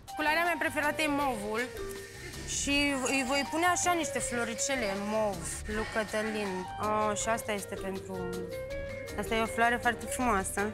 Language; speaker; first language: Romanian; native; Romanian